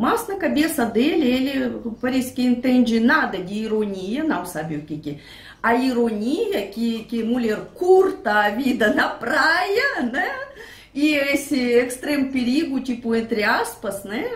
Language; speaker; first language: Portuguese; non-native, fluent; Russian